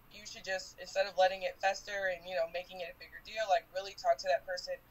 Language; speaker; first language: English; native; English